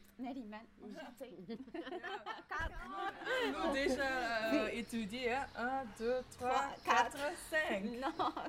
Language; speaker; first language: French; non-native, learner; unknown